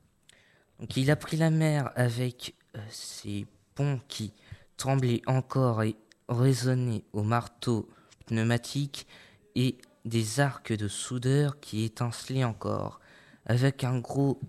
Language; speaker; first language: French; native; French